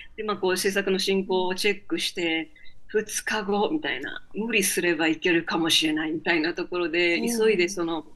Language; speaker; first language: Japanese; native; Japanese